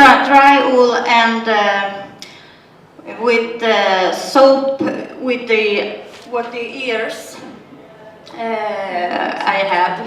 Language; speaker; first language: English; non-native, learner; Swedish